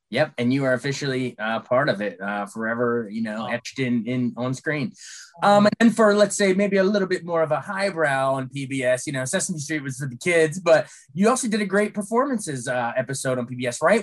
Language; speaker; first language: English; native; English